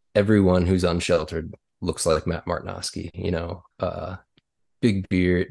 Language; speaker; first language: English; native; English